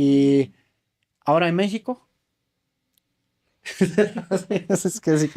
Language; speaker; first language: Spanish; non-native, fluent; German